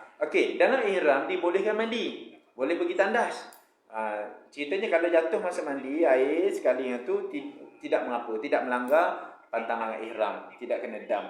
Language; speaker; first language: Malay; native; Malay